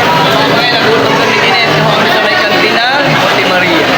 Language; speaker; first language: Filipino; native; Filipino